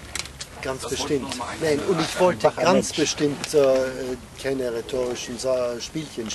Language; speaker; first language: German; non-native, fluent; English